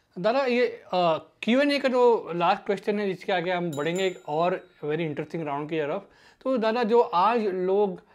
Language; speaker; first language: Hindi; native; Hindi